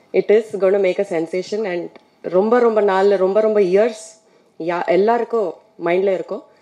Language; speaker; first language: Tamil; non-native, fluent; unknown